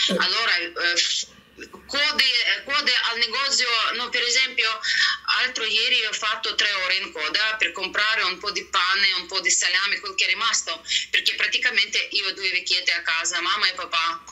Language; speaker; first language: Italian; non-native, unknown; Russian